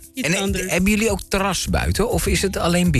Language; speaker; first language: Dutch; native; Dutch